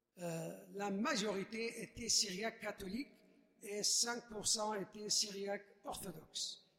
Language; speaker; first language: French; non-native, fluent; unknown